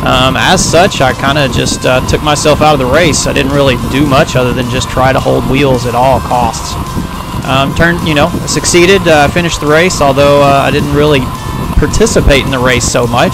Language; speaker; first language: English; native; English